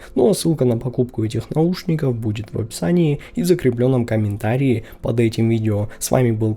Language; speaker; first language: Russian; native; Russian